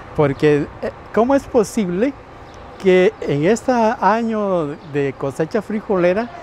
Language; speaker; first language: Spanish; native; Spanish